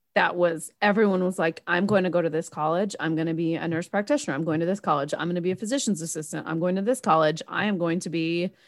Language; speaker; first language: English; native; English